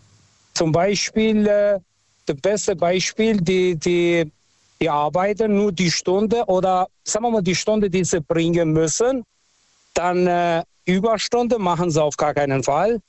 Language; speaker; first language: German; non-native, fluent; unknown